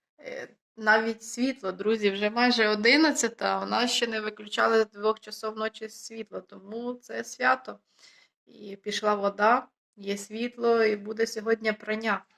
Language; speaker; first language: Ukrainian; non-native, local second language; Russian